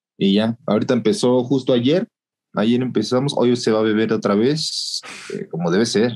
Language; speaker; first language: Spanish; native; Spanish